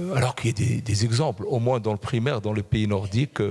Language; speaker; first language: French; non-native, local second language; Arabic